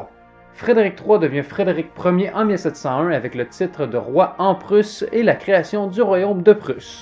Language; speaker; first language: French; native; French